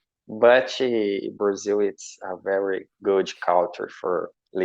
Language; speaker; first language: English; non-native, learner; Portuguese